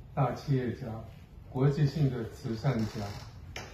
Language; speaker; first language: Chinese; native; Chinese